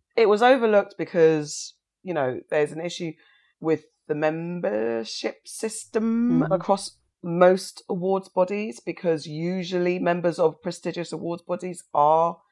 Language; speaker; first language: English; native; English